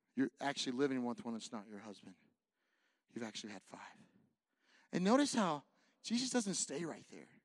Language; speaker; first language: English; native; English